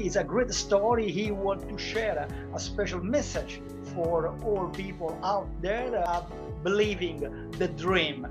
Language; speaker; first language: English; non-native, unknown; Italian